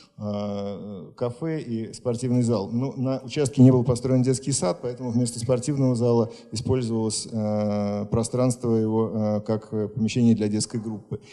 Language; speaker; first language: Russian; native; Russian